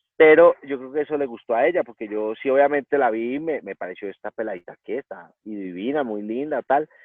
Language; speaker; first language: Spanish; native; Spanish